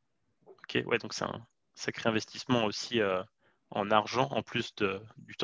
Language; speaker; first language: French; native; French